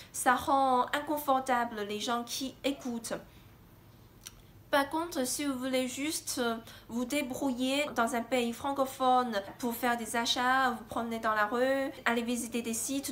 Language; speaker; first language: French; non-native, fluent; Chinese